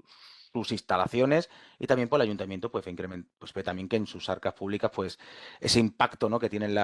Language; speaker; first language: Spanish; native; Spanish